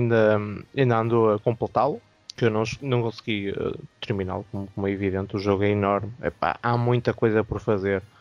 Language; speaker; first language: Portuguese; native; Portuguese